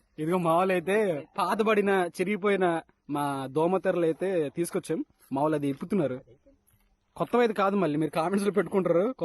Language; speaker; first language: Telugu; native; Telugu